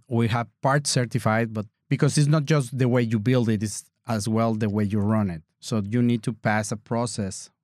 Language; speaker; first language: English; non-native, learner; Spanish